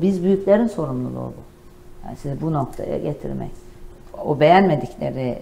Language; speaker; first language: Turkish; native; Turkish